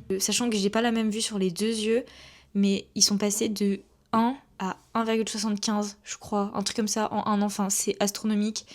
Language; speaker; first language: French; native; French